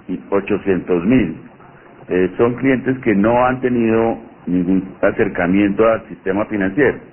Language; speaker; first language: Spanish; native; Spanish